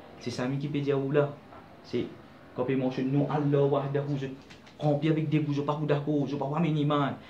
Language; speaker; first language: French; non-native, local second language; Morisyen